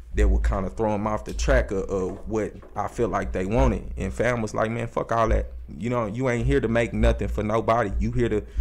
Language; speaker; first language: English; native; English